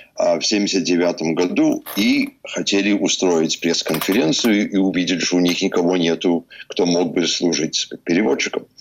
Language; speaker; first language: Russian; early bilingual, heritage; Russian